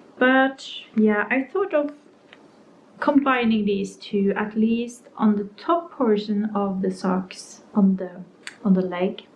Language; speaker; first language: English; non-native, fluent; Norwegian